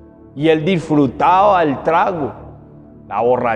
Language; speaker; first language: Spanish; native; Spanish